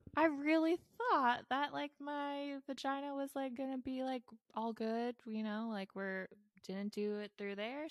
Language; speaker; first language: English; native; English